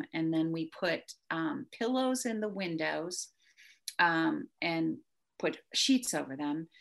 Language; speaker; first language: English; native; English